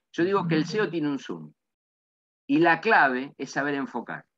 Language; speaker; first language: Spanish; native; Spanish